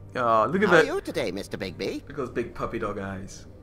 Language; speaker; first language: English; native; English